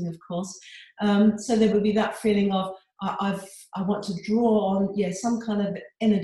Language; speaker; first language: English; native; English